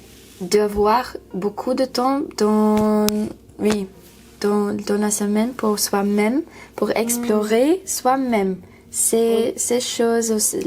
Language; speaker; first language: French; non-native, learner; English